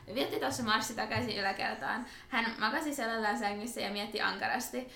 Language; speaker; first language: Finnish; early bilingual, heritage; Finnish